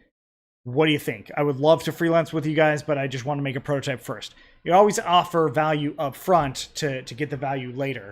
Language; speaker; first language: English; native; English